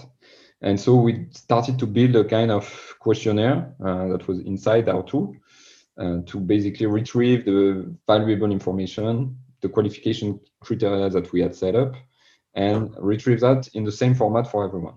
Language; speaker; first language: English; non-native, fluent; French